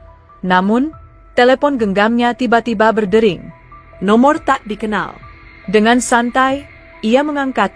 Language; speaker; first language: Indonesian; native; Indonesian